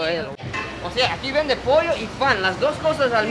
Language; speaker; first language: Spanish; non-native, fluent; Japanese